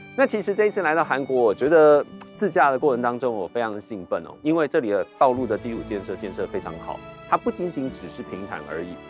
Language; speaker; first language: Chinese; native; Chinese